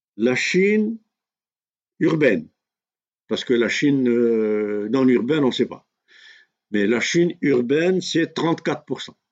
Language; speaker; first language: French; non-native, local second language; Kabyle